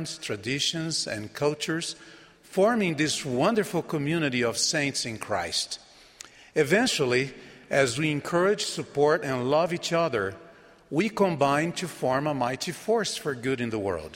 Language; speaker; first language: English; non-native, fluent; Portuguese